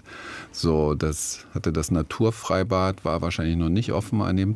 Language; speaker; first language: German; native; German